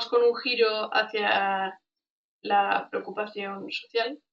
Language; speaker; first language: Spanish; native; Spanish